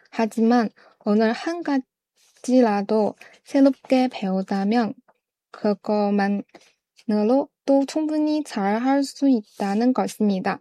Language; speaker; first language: Korean; non-native, learner; Chinese